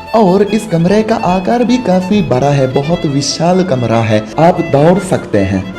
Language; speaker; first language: Hindi; non-native, fluent; Japanese